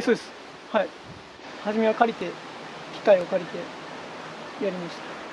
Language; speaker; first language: Japanese; native; Japanese